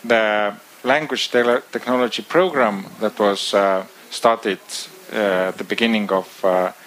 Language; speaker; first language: English; non-native, fluent; Estonian